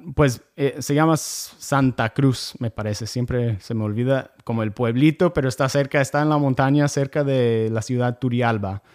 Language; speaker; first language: Spanish; non-native, fluent; English